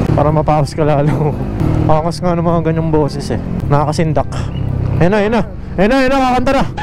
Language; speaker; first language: Filipino; native; Filipino